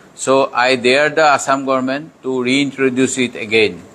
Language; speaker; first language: English; non-native, local second language; Assamese